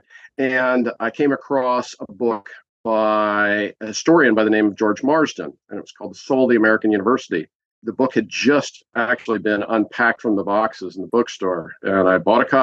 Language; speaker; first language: English; native; English